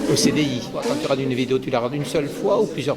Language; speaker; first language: French; native; French